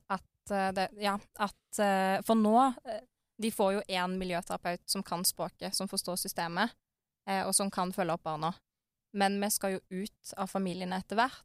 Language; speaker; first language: Norwegian; early bilingual, other home language; Arabic